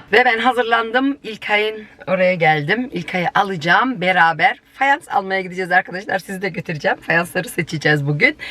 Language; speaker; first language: Turkish; early bilingual, heritage; Turkish